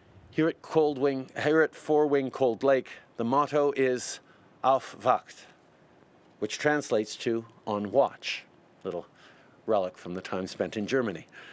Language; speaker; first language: English; native; English